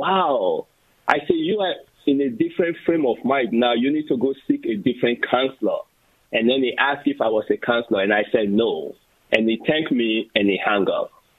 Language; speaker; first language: English; non-native, local second language; Bini